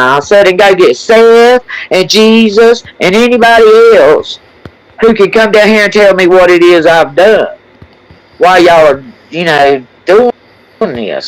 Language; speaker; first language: English; native; English